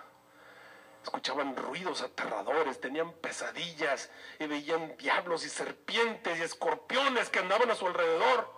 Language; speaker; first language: Spanish; native; Spanish